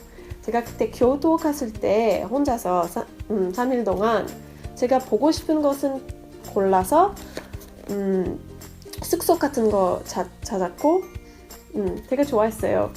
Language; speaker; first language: Korean; non-native, fluent; French